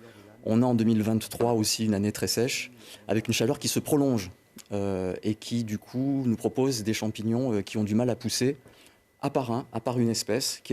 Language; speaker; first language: French; native; French